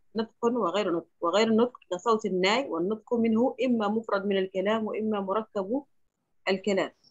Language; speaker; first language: Arabic; non-native, fluent; Chinese